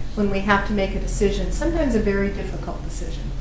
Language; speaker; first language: English; native; English